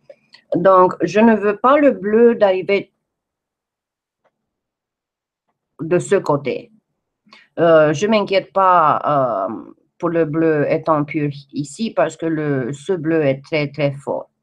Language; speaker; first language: French; non-native, fluent; English